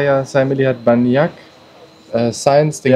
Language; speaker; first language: Indonesian; non-native, learner; German